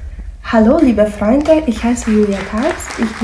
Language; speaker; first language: German; non-native, fluent; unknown